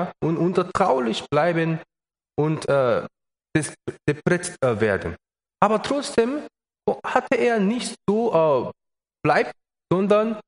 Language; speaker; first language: German; non-native, learner; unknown